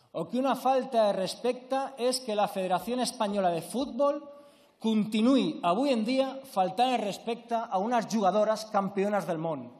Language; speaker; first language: Catalan; non-native, local second language; Spanish